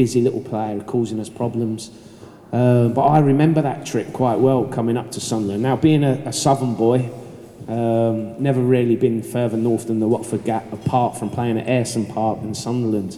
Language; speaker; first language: English; native; English